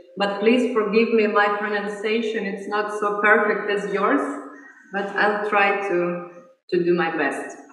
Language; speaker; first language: English; non-native, fluent; Ukrainian